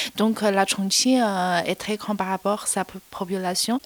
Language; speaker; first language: French; non-native, learner; Chinese